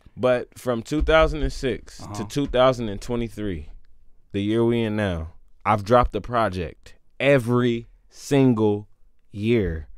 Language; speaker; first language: English; native; English